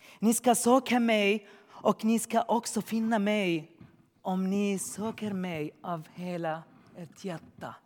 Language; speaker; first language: Swedish; non-native, learner; Arabic